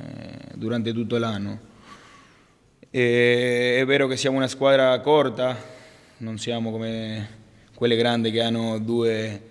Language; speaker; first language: Italian; non-native, fluent; Spanish